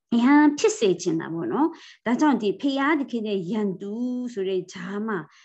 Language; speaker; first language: Burmese; non-native, local second language; Kachin